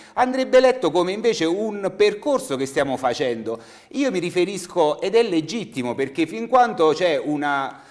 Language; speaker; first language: Italian; native; Italian